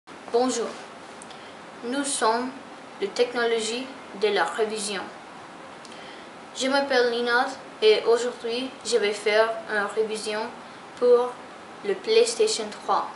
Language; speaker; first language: French; non-native, learner; English